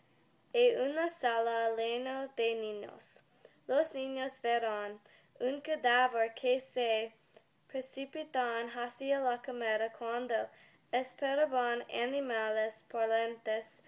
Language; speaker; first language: Spanish; non-native, learner; English